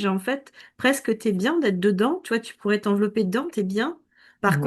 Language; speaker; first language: French; native; French